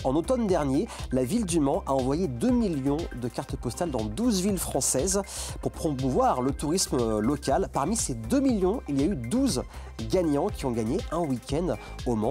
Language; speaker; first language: French; native; French